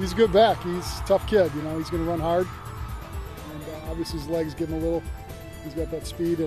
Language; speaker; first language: English; native; English